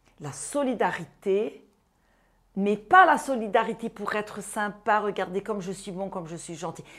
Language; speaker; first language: French; non-native, fluent; Portuguese